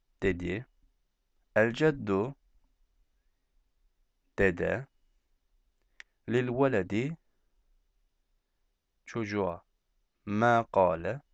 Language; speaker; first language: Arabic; non-native, fluent; Turkish